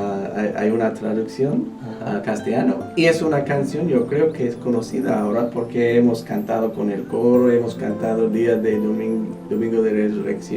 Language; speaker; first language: Spanish; non-native, fluent; English